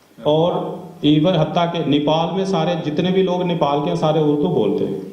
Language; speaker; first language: Urdu; non-native, local second language; Punjabi